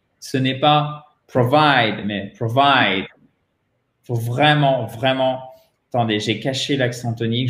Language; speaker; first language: French; native; French